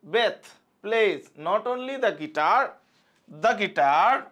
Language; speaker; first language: English; non-native, local second language; Bangla